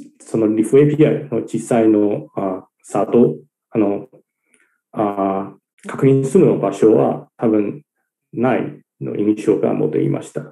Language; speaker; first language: Japanese; non-native, learner; Chinese